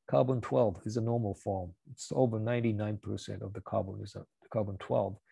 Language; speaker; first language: English; non-native, fluent; Japanese